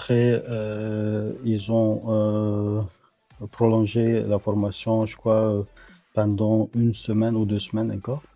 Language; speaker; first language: French; non-native, fluent; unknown